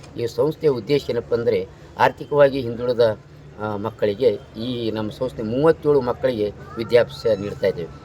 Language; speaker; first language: Kannada; native; Kannada